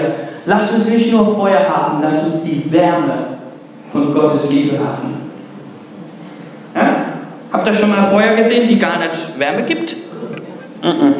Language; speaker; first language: German; non-native, fluent; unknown